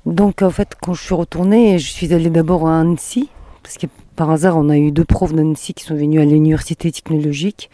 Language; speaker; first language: French; non-native, fluent; Mongolian